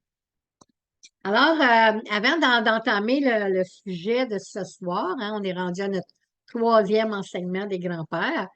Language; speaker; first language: French; native; French